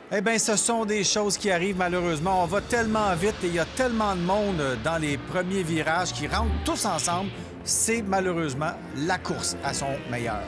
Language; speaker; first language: French; native; French